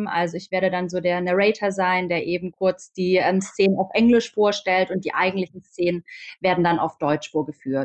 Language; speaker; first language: German; native; German